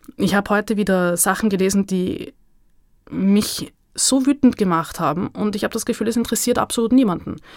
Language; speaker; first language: German; native; German